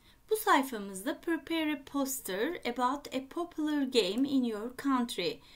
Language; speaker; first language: English; non-native, fluent; Turkish